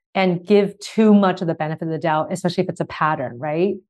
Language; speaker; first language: English; early bilingual, other home language; Chinese